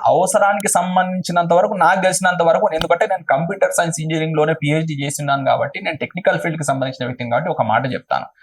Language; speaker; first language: Telugu; non-native, local second language; Urdu